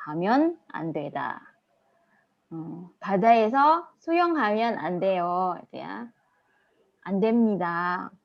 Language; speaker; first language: Korean; non-native, fluent; Indonesian